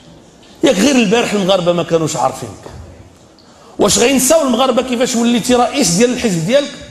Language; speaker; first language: Arabic; native; Arabic